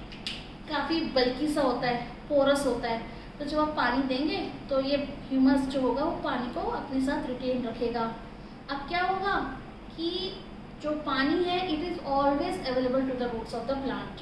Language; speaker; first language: Hindi; native; Hindi